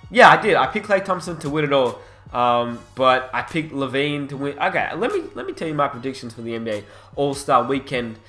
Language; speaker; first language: English; native; English